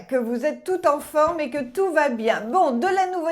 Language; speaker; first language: French; native; French